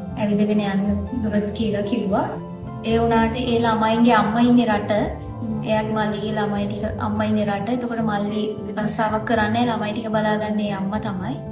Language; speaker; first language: Sinhala; native; Sinhala